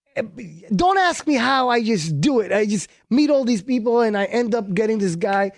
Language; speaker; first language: English; early bilingual, other home language; Hebrew